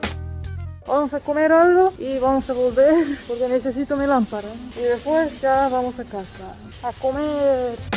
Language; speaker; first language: Spanish; non-native, fluent; Estonian